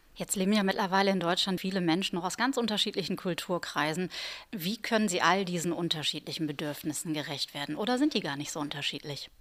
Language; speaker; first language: German; native; German